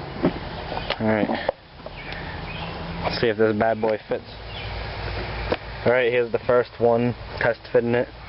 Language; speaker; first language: English; native; English